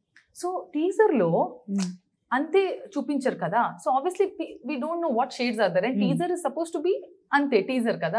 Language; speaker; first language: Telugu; non-native, learner; Kannada